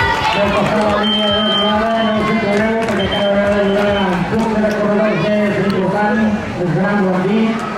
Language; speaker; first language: Catalan; native; Catalan